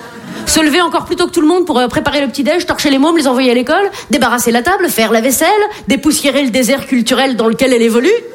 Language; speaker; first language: French; native; French